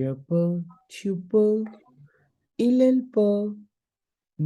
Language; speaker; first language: French; non-native, fluent; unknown